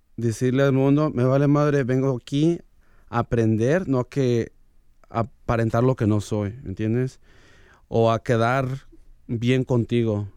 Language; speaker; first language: Spanish; early bilingual, heritage; Spanish